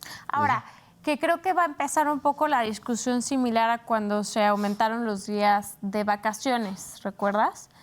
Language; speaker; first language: Spanish; native; Spanish